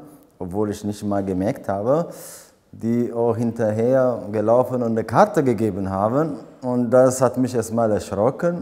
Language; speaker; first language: German; non-native, fluent; Amharic